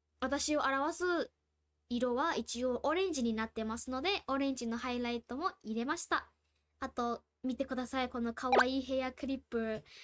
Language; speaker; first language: Japanese; non-native, fluent; Burmese